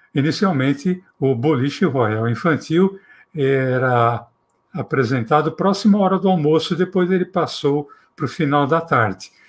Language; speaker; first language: Portuguese; native; Portuguese